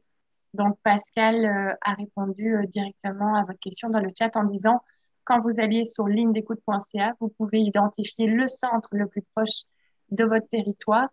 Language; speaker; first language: French; native; French